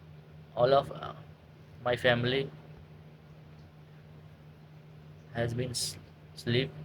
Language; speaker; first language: English; non-native, learner; Hindi